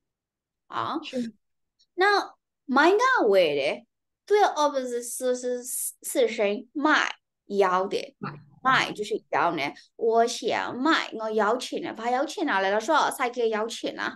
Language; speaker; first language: Chinese; non-native, fluent; Burmese